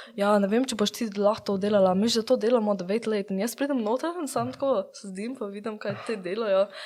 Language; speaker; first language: Slovenian; early bilingual, heritage; Slovenian